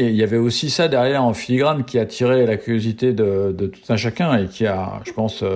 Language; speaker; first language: French; native; French